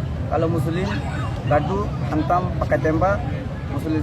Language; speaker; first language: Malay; non-native, learner; Rohingya